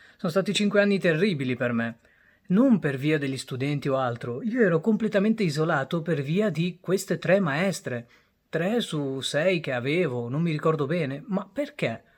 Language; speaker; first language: Italian; early bilingual, other home language; Bangla